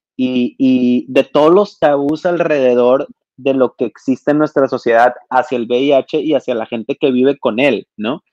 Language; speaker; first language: Spanish; native; Spanish